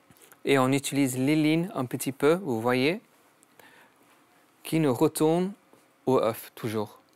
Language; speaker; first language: French; non-native, learner; English